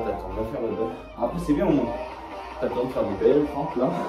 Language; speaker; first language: French; native; French